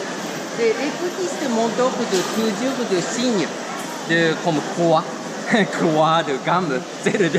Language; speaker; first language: French; non-native, learner; Japanese